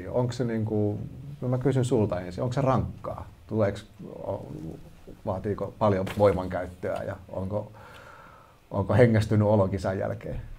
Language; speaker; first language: Finnish; native; Finnish